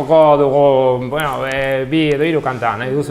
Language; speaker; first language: Basque; non-native, local second language; Spanish